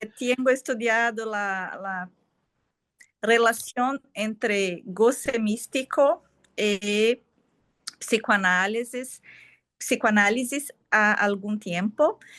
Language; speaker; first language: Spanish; non-native, fluent; Portuguese